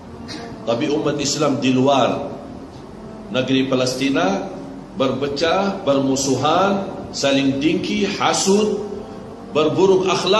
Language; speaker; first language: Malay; non-native, fluent; Arabic